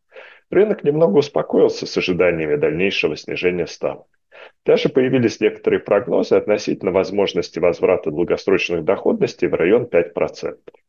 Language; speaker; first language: Russian; native; Russian